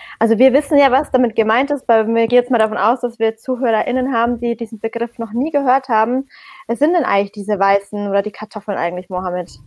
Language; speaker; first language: German; early bilingual, other home language; Persian